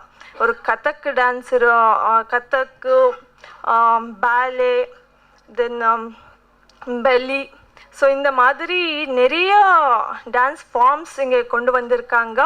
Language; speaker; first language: Tamil; non-native, learner; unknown